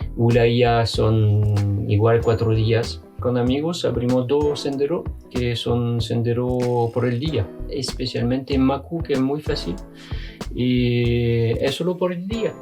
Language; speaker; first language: Spanish; non-native, fluent; French